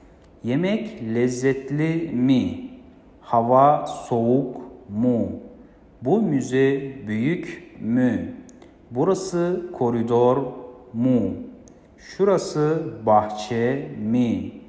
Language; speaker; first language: Turkish; non-native, fluent; Kazakh